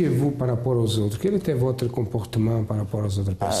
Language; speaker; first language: French; non-native, fluent; Portuguese